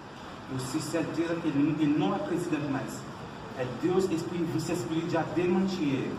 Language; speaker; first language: Portuguese; non-native, learner; Haitian Creole